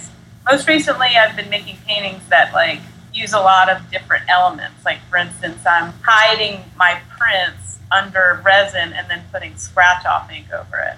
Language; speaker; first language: English; native; English